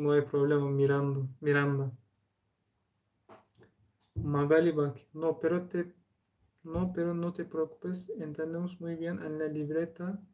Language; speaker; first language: Spanish; non-native, learner; Turkish